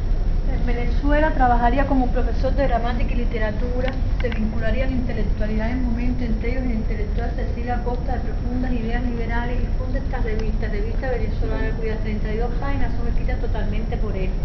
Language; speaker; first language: Spanish; native; Spanish